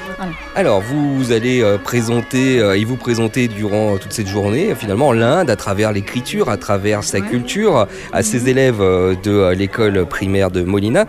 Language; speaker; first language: French; native; French